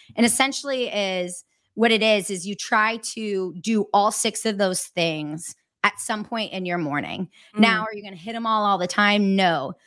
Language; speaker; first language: English; native; English